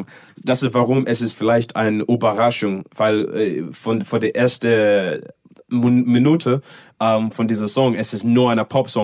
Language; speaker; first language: German; non-native, learner; English